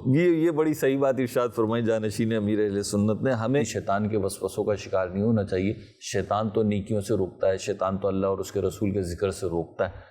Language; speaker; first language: Urdu; native; Urdu